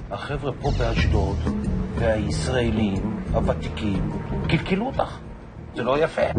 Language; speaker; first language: Hebrew; native; Hebrew